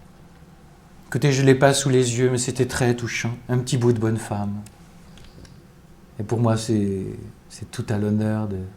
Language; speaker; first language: French; native; French